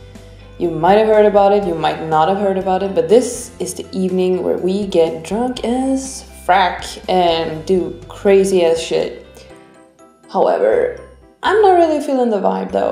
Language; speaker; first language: English; non-native, fluent; Swedish